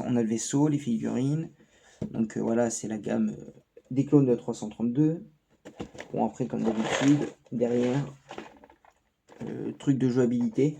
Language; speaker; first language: French; native; French